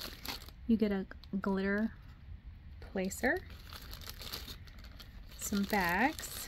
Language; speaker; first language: English; native; English